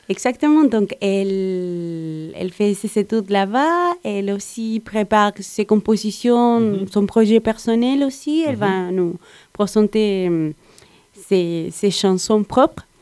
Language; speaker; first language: French; non-native, learner; Spanish